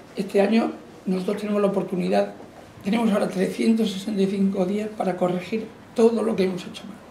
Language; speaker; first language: Spanish; non-native, local second language; Catalan